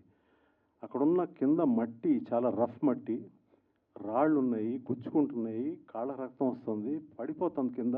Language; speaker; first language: Telugu; native; Telugu